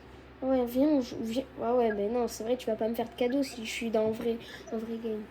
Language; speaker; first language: French; native; French